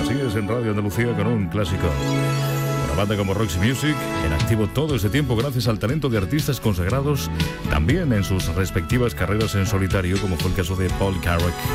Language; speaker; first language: Spanish; native; Spanish